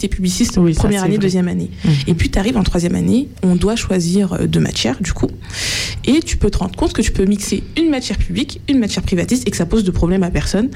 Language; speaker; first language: French; native; French